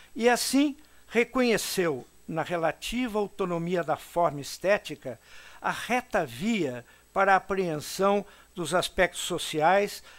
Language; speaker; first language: Portuguese; native; Portuguese